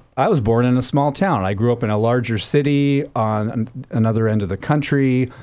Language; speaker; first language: English; native; English